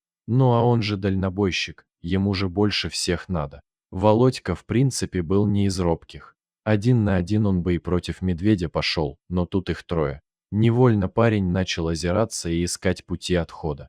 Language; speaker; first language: Russian; native; Russian